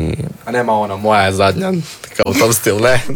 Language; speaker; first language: Serbian; native; Serbian